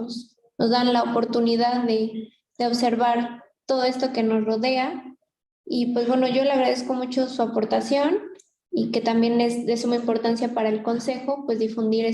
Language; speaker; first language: Spanish; native; Spanish